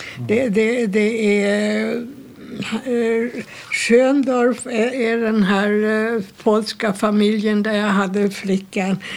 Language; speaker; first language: Swedish; non-native, fluent; German